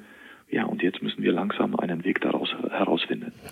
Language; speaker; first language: German; native; German